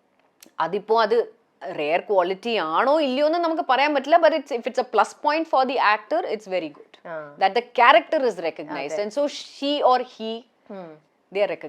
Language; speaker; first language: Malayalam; early bilingual, heritage; Malayalam